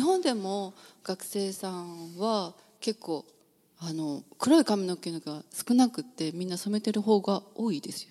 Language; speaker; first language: Japanese; native; Japanese